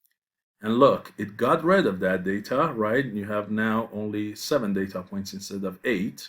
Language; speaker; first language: English; non-native, fluent; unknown